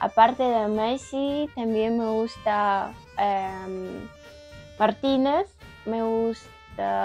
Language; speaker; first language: Spanish; non-native, learner; Ukrainian